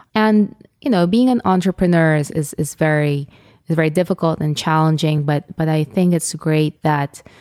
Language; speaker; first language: English; non-native, local second language; Filipino